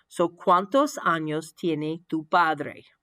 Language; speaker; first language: Spanish; non-native, fluent; English